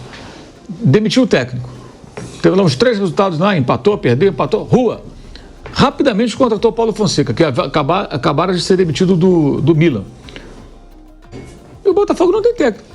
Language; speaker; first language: Portuguese; native; Portuguese